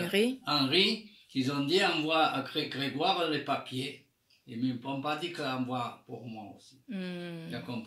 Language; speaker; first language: French; non-native, fluent; Armenian